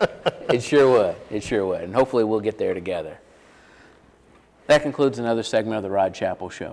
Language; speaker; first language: English; native; English